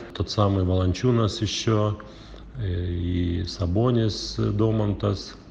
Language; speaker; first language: Russian; non-native, local second language; Lithuanian